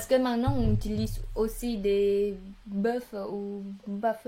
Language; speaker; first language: French; non-native, learner; Khmer